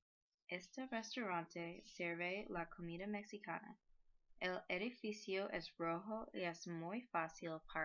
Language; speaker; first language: Spanish; non-native, learner; English